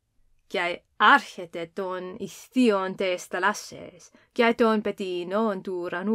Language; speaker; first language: Greek; non-native, fluent; English